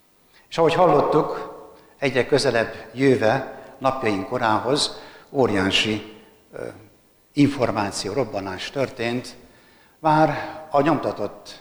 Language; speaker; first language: Hungarian; native; Hungarian